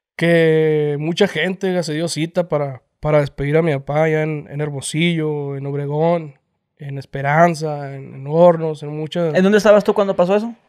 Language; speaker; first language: Spanish; native; Spanish